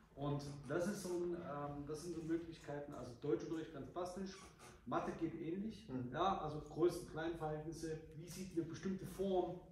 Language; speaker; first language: German; native; German